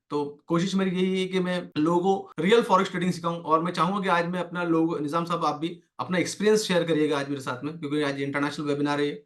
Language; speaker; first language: Hindi; native; Hindi